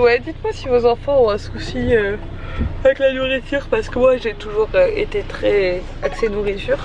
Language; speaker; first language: French; native; French